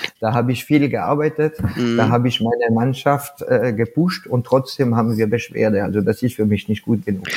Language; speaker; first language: German; non-native, fluent; French